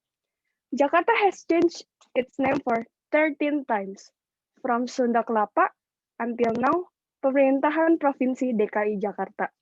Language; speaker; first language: English; non-native, local second language; Indonesian